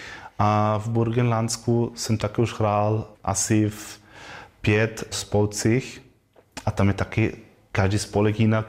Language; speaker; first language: Czech; non-native, fluent; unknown